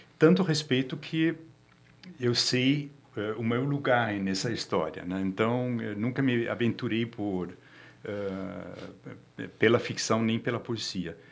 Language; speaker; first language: Portuguese; non-native, fluent; Danish